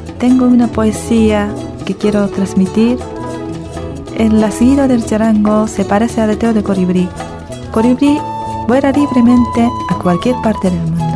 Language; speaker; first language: Spanish; early bilingual, other home language; Japanese